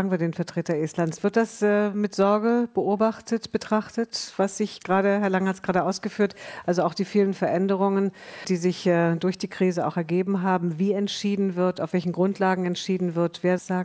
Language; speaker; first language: German; native; German